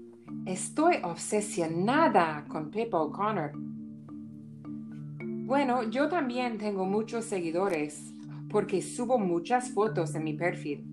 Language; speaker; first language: Spanish; non-native, fluent; English